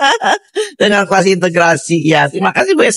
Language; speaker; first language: Indonesian; native; Indonesian